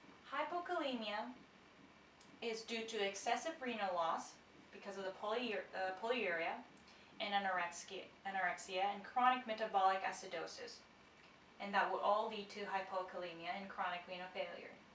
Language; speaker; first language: English; non-native, fluent; Japanese